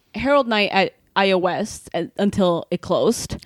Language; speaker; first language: English; non-native, fluent; Swedish